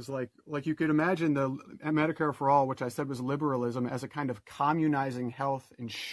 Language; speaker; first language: English; native; English